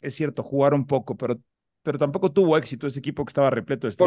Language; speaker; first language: Spanish; native; Spanish